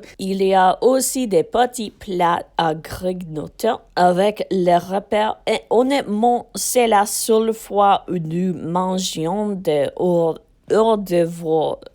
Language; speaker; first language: French; non-native, learner; English